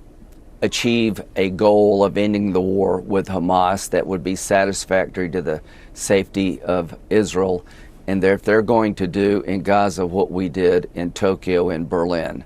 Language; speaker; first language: English; native; English